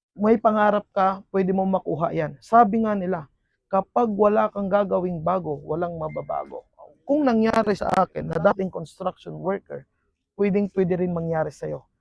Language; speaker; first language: Filipino; non-native, local second language; Iloko